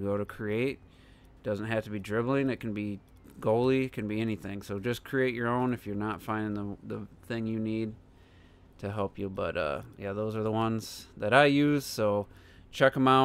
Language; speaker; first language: English; native; English